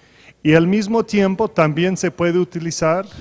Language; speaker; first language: Spanish; non-native, fluent; English